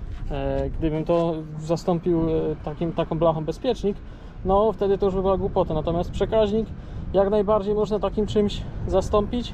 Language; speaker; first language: Polish; native; Polish